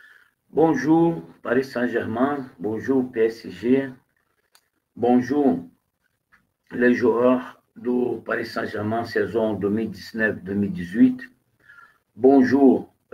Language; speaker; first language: French; non-native, fluent; Portuguese